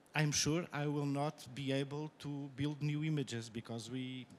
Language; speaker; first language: English; non-native, fluent; Portuguese